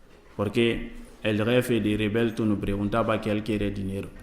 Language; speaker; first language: Spanish; non-native, learner; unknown